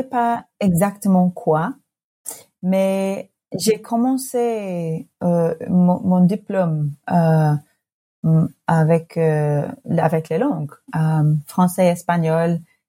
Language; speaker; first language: French; non-native, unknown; English